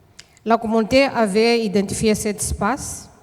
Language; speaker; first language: French; non-native, fluent; Portuguese